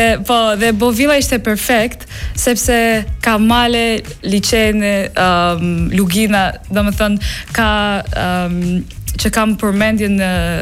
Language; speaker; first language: Albanian; non-native, fluent; English